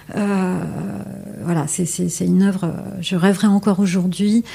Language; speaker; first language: French; native; French